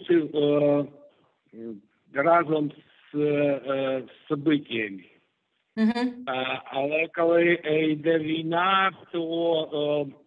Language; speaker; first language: Ukrainian; non-native, local second language; Russian